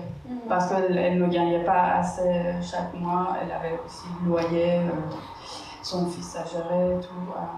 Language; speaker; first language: French; non-native, fluent; Persian